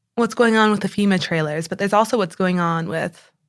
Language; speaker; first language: English; native; English